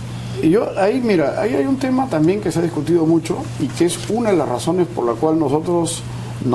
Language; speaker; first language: Spanish; native; Spanish